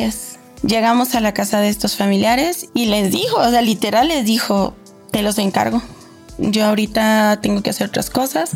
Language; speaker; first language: Spanish; native; Spanish